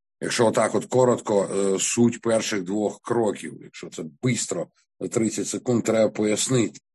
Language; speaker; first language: Ukrainian; non-native, local second language; Russian